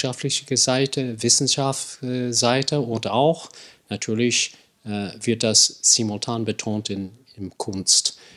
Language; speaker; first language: German; non-native, fluent; English